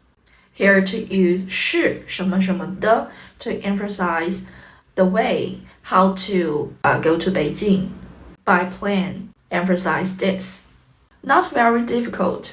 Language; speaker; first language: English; non-native, fluent; Chinese